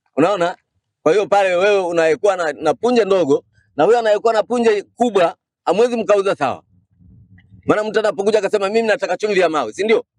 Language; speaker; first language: Swahili; non-native, local second language; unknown